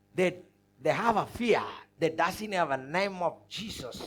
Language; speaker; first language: English; non-native, local second language; Tamil